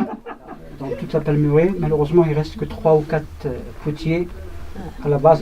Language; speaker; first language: French; non-native, local second language; Arabic